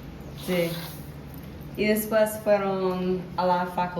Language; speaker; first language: Spanish; non-native, learner; English